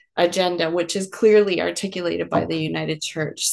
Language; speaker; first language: English; native; English